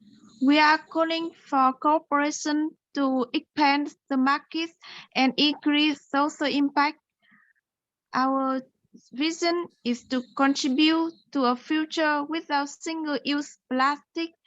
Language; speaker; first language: English; non-native, learner; Vietnamese